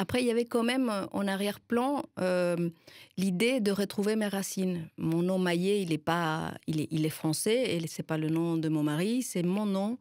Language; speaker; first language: French; non-native, fluent; Spanish